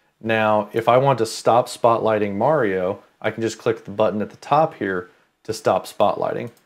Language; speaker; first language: English; native; English